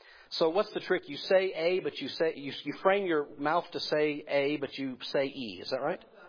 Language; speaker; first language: English; native; English